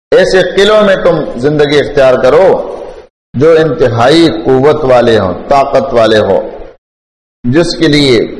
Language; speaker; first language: Urdu; non-native, local second language; Pashto